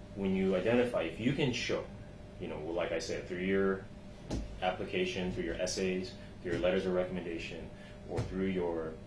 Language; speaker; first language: English; early bilingual, other home language; Chinese